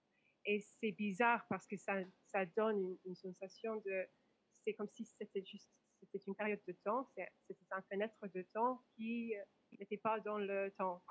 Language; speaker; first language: French; non-native, fluent; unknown